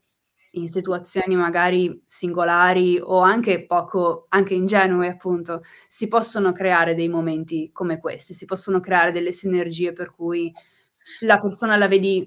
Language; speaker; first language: Italian; native; Italian